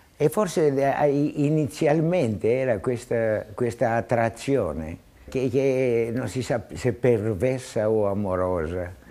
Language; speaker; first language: Italian; non-native, fluent; Greek